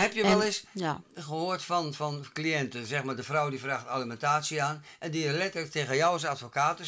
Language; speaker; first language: Dutch; native; Dutch